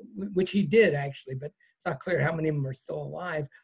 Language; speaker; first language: English; native; English